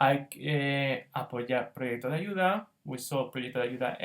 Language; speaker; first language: Spanish; non-native, fluent; English